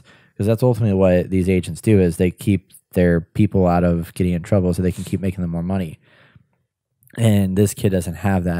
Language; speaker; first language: English; native; English